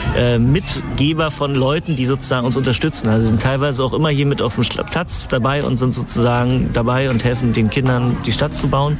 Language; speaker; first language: German; native; German